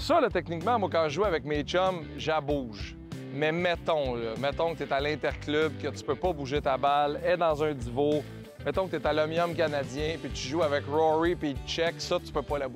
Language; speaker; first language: French; native; French